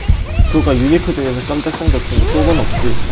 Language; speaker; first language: Korean; native; Korean